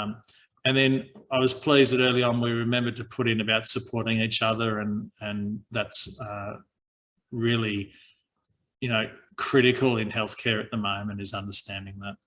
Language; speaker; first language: English; native; English